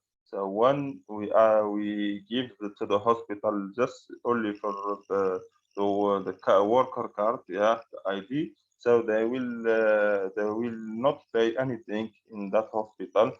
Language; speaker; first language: English; non-native, fluent; Arabic